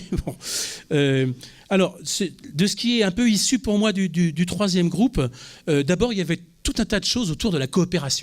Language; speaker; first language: French; native; French